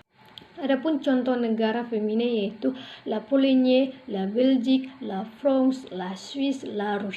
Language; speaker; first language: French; non-native, learner; Indonesian